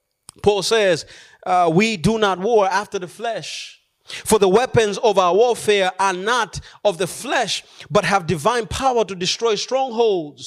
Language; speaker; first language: English; non-native, local second language; Nyanja